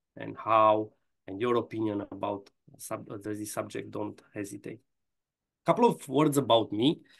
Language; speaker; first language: English; non-native, fluent; Romanian